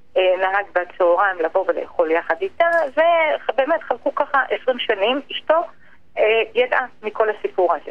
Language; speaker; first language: Hebrew; native; Hebrew